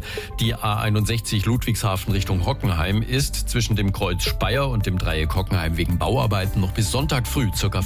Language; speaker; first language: German; native; German